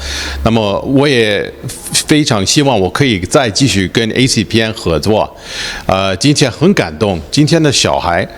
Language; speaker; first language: Chinese; early bilingual, heritage; Chinese